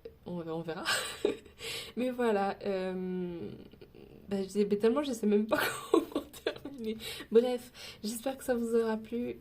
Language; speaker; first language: French; native; French